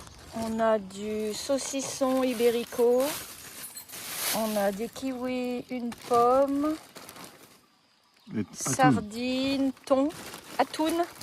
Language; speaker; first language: French; native; French